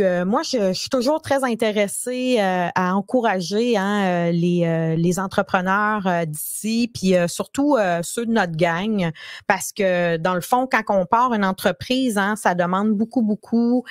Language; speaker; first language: French; native; French